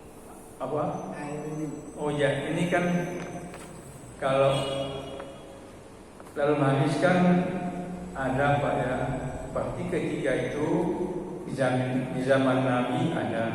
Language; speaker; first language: Indonesian; native; Indonesian